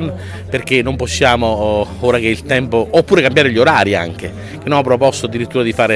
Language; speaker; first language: Italian; native; Italian